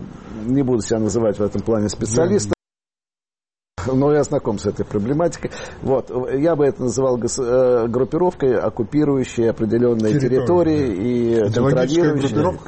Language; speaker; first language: Russian; native; Russian